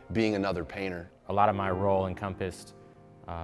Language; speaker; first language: English; native; English